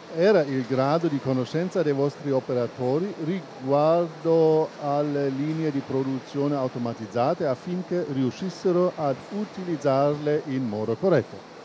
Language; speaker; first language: Italian; non-native, fluent; German